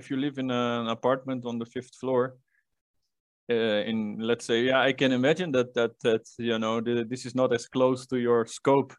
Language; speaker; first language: English; non-native, fluent; Dutch